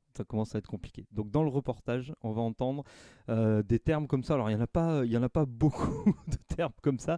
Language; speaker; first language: French; native; French